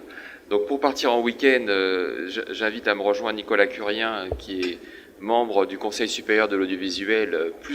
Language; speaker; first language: French; native; French